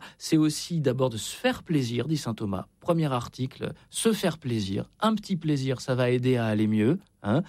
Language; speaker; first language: French; native; French